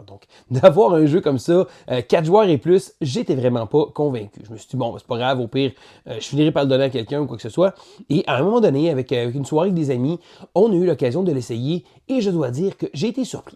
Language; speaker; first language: French; native; French